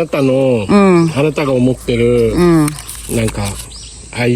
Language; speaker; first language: Japanese; non-native, learner; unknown